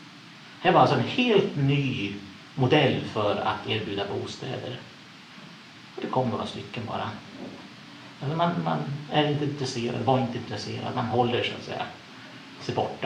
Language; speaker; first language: Swedish; native; Swedish